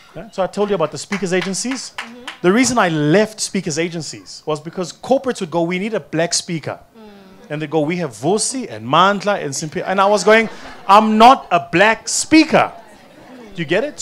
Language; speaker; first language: English; non-native, local second language; Zulu